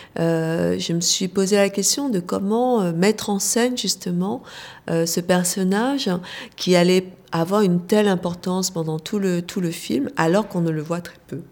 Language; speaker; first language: French; early bilingual, other home language; Korean